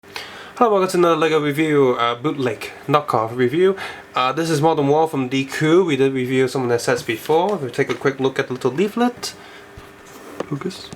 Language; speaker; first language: English; native; English